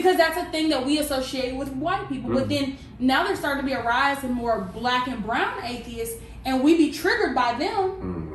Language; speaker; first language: English; native; English